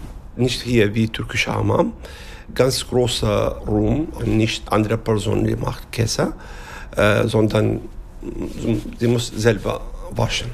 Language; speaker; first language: German; non-native, learner; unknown